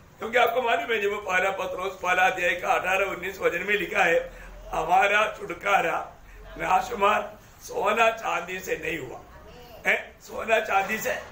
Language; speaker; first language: Hindi; non-native, local second language; Malayalam